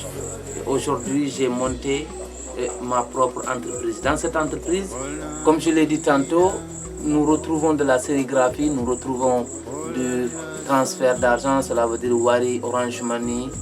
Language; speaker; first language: French; non-native, local second language; Mandingo